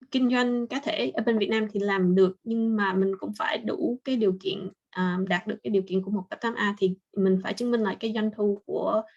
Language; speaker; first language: Vietnamese; early bilingual, heritage; Vietnamese